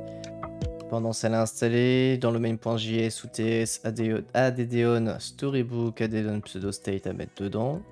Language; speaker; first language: French; native; French